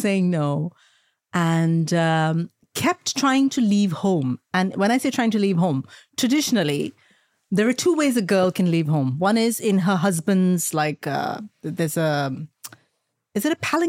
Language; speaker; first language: English; non-native, local second language; Malayalam